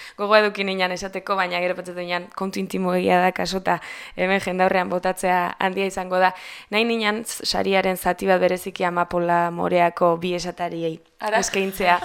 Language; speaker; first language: Basque; native; Basque